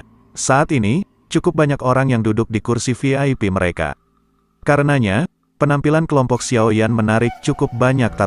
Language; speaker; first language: Indonesian; native; Indonesian